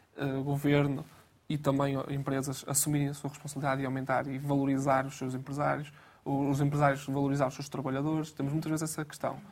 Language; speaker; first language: Portuguese; native; Portuguese